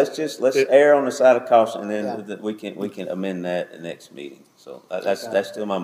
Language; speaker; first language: English; native; English